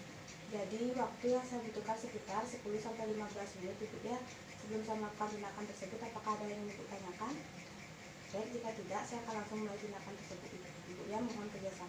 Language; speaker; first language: Indonesian; native; Indonesian